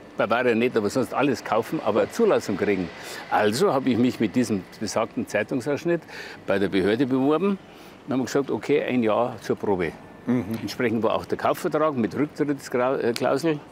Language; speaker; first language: German; native; German